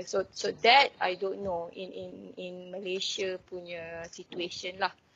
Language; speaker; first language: English; non-native, local second language; Malay